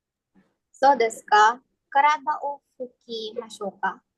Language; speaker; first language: Japanese; non-native, learner; Filipino